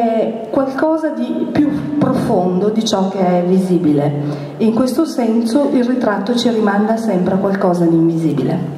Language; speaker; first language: Italian; native; Italian